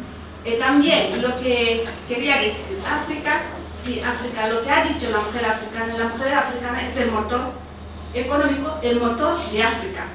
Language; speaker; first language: Spanish; non-native, learner; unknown